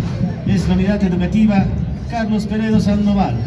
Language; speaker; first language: Spanish; native; Spanish